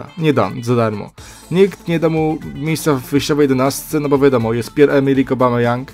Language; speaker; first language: Polish; native; Polish